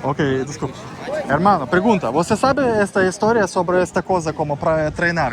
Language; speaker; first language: Portuguese; non-native, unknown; Russian